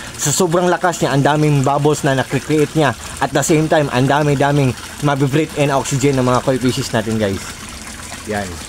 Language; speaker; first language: Filipino; non-native, local second language; Cebuano